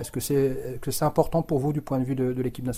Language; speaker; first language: French; native; French